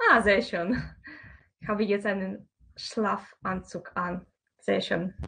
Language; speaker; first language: German; non-native, fluent; Russian